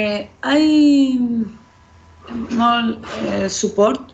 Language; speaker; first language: Catalan; non-native, learner; Spanish